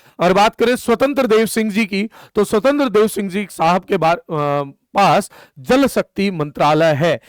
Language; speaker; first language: Hindi; native; Hindi